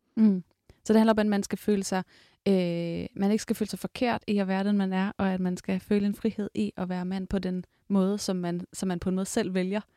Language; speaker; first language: Danish; native; Danish